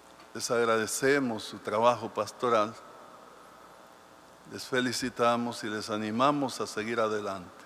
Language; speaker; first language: Spanish; native; Spanish